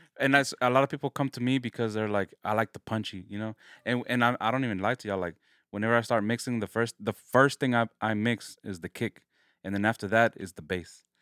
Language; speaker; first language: English; early bilingual, other home language; Spanish